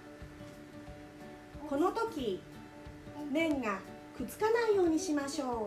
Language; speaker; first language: Japanese; native; Japanese